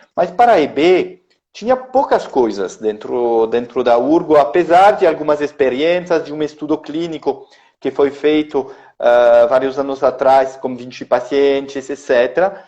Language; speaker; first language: Portuguese; non-native, fluent; French